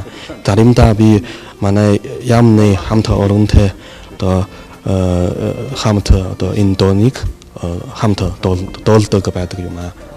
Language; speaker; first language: Mongolian; non-native, fluent; Chinese